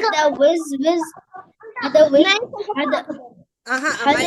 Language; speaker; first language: Arabic; non-native, learner; Urdu